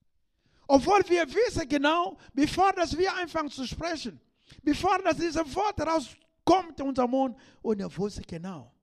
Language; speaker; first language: German; non-native, learner; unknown